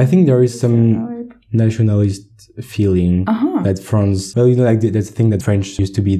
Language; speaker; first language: English; non-native, fluent; French